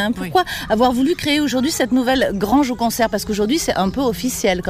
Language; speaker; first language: French; native; French